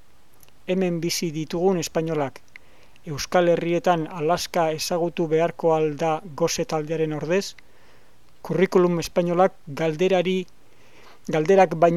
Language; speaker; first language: Basque; native; Basque